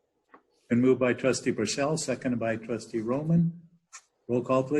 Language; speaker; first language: English; native; English